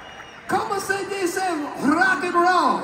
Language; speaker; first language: Spanish; non-native, learner; English